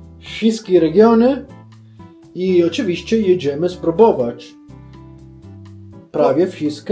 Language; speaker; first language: Polish; non-native, learner; Italian